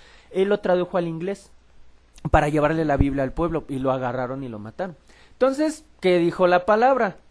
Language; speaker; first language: Spanish; native; Spanish